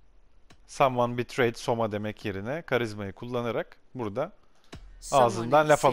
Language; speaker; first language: Turkish; native; Turkish